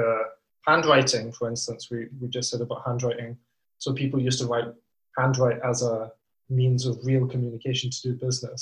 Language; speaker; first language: English; native; English